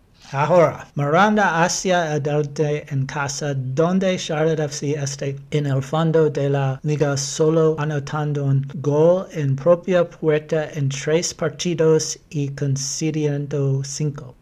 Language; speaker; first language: Spanish; non-native, learner; English